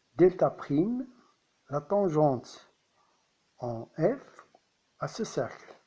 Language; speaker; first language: French; non-native, local second language; Arabic